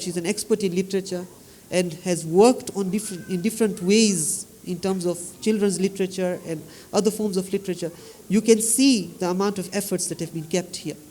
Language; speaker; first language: English; non-native, fluent; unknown